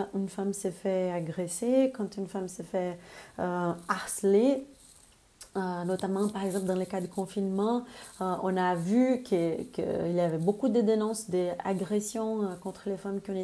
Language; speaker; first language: French; non-native, fluent; Spanish